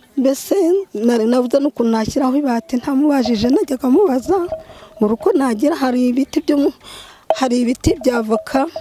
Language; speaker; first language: Kinyarwanda; native; Kinyarwanda